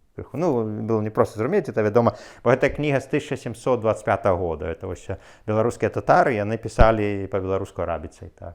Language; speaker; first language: Belarusian; non-native, local second language; Russian